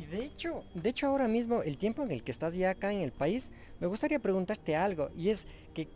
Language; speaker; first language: Spanish; native; Spanish